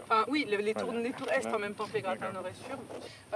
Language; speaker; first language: French; native; French